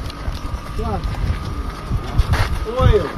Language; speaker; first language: English; non-native, learner; Russian